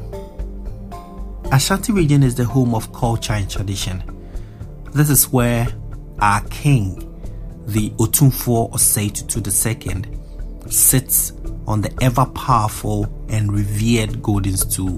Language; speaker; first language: English; non-native, local second language; Akan